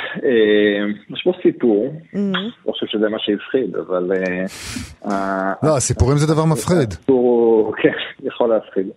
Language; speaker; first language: Hebrew; non-native, local second language; Arabic